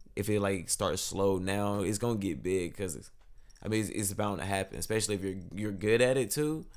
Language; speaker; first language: English; native; English